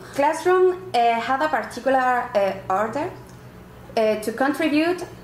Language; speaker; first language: English; non-native, fluent; Spanish